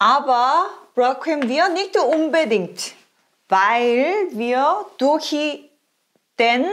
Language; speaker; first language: German; non-native, fluent; Korean